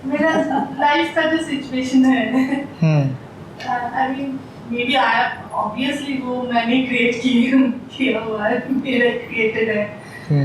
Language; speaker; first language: Hindi; non-native, local second language; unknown